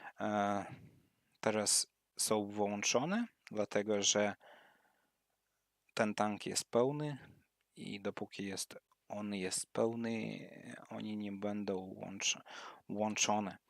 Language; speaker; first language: Polish; non-native, learner; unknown